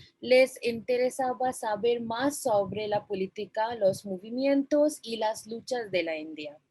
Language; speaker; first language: Spanish; non-native, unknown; Bangla